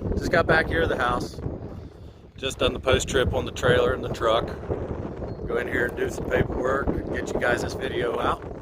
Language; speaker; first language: English; native; English